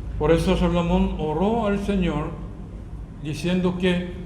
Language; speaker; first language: Spanish; non-native, learner; Korean